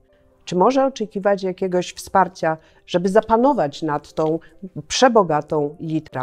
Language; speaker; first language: Polish; native; Polish